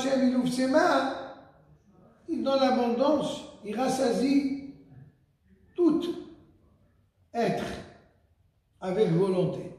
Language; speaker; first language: French; native; French